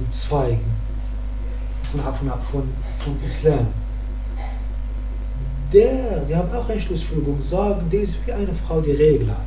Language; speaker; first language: German; non-native, learner; Arabic